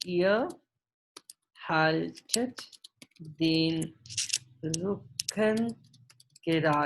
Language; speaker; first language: German; non-native, fluent; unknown